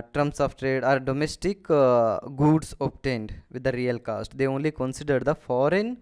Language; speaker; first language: English; non-native, local second language; Kannada